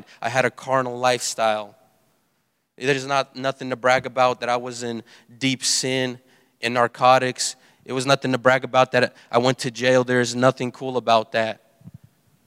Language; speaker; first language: English; native; English